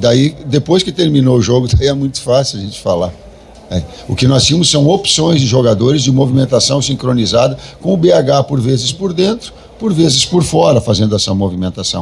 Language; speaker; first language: Portuguese; native; Portuguese